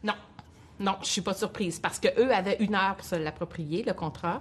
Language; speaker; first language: French; native; French